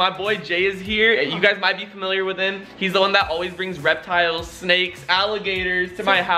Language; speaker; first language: English; native; English